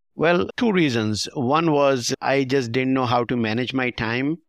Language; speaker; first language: English; non-native, local second language; Urdu